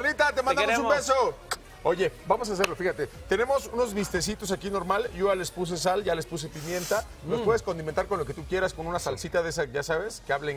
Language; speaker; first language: Spanish; native; Spanish